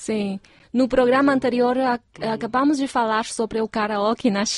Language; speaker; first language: Portuguese; non-native, fluent; Chinese